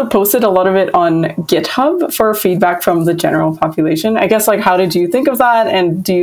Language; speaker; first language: English; non-native, local second language; Filipino